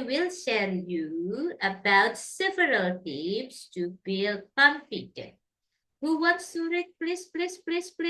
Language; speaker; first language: English; non-native, fluent; Indonesian